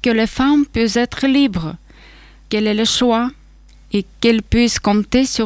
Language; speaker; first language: French; non-native, fluent; Ukrainian